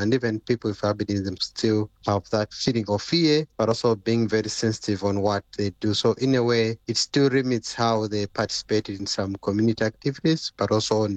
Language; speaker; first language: English; non-native, local second language; Nyanja